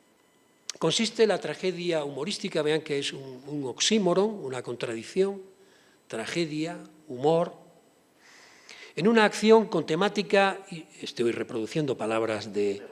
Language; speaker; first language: Spanish; native; Spanish